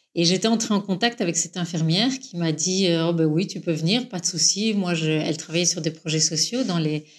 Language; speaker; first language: French; native; French